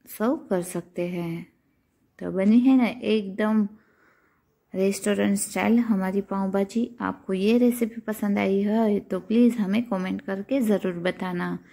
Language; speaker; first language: Hindi; non-native, local second language; Gujarati